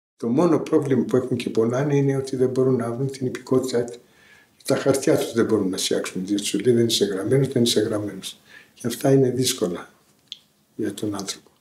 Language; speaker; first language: Greek; early bilingual, heritage; Greek